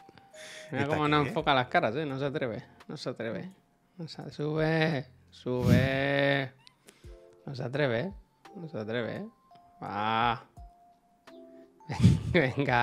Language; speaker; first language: Spanish; native; Spanish